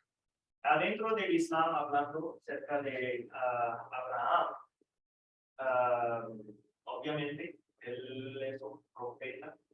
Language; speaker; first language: Spanish; non-native, fluent; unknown